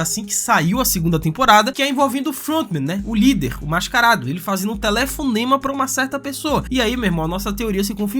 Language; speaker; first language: Portuguese; native; Portuguese